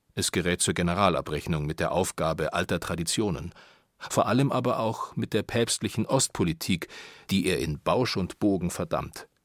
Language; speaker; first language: German; native; German